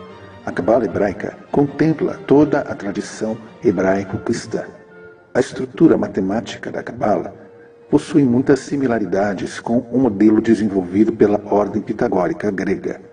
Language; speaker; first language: Portuguese; native; Portuguese